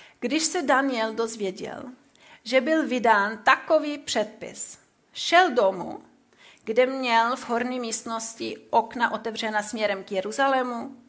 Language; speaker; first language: Czech; non-native, fluent; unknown